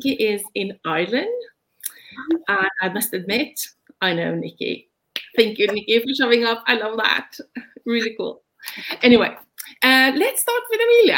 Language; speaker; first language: English; non-native, fluent; Norwegian